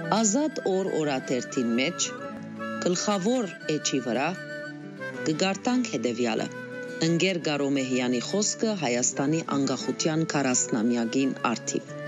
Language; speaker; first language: Armenian; early bilingual, heritage; Armenian